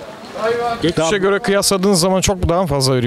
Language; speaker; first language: Turkish; native; Turkish